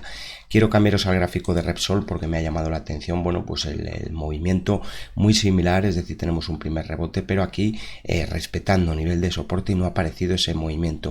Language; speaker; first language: Spanish; native; Spanish